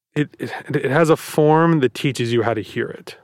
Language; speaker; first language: English; native; English